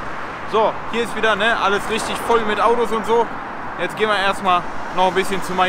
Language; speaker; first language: German; native; German